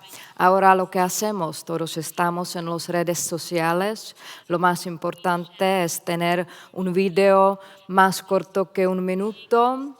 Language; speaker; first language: Spanish; non-native, fluent; Czech